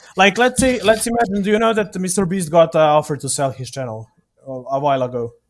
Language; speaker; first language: English; non-native, fluent; Serbian